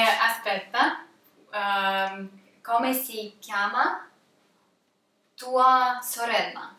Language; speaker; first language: Italian; non-native, learner; Russian